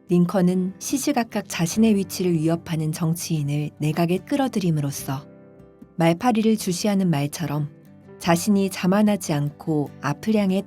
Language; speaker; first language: Korean; native; Korean